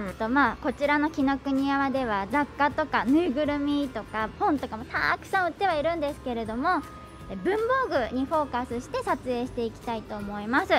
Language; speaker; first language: Japanese; native; Japanese